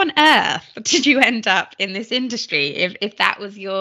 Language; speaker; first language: English; native; English